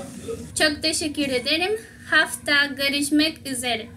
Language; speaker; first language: Turkish; non-native, learner; Spanish